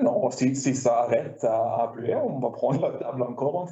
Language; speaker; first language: French; non-native, learner; Swedish